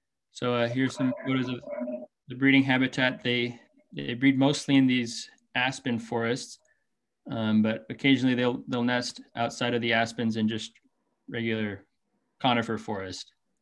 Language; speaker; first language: English; native; English